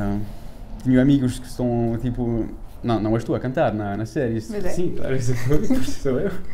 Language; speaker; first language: Portuguese; early bilingual, heritage; French